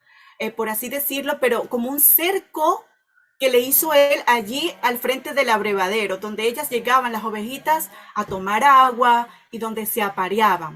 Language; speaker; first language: Spanish; native; Spanish